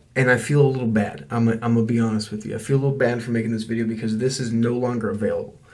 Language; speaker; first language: English; native; English